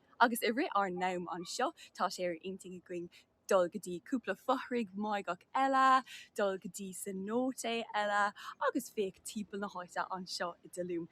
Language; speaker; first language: Irish; non-native, local second language; English